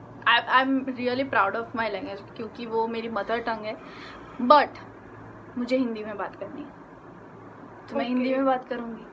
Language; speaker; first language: Hindi; non-native, local second language; Gujarati